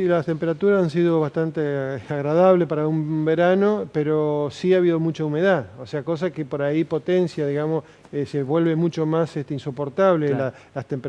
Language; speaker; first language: Spanish; native; Spanish